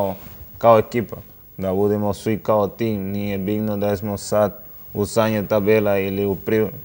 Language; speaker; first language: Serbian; non-native, learner; Spanish